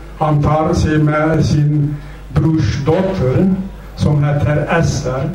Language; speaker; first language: Swedish; non-native, fluent; Zaza